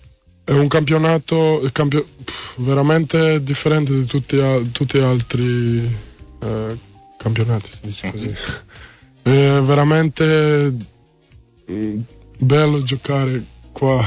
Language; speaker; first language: Italian; non-native, learner; Serbian